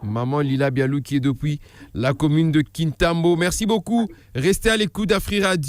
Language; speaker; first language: French; non-native, local second language; Lingala